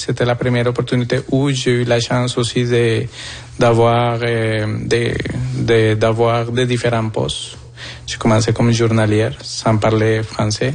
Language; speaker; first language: French; non-native, fluent; Spanish